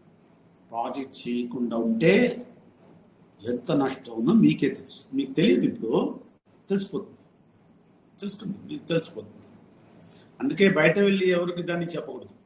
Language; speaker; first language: Telugu; non-native, fluent; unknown